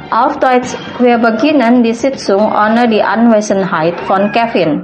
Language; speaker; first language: German; non-native, fluent; Indonesian